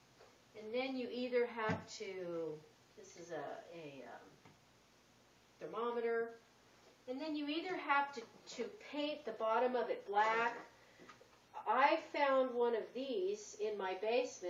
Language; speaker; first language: English; native; English